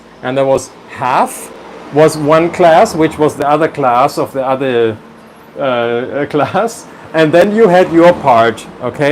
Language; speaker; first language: English; non-native, fluent; German